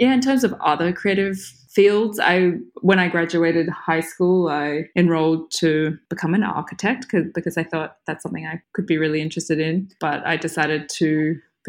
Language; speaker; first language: English; native; English